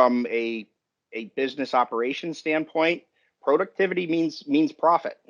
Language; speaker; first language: English; native; English